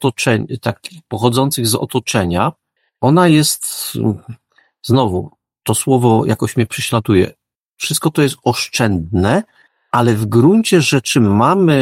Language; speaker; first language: Polish; native; Polish